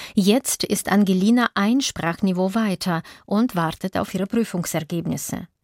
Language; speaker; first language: German; native; German